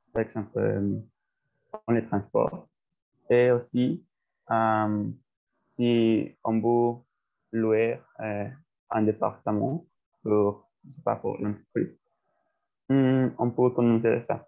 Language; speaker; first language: French; non-native, learner; Spanish